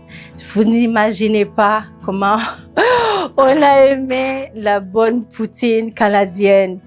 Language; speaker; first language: French; non-native, local second language; Rundi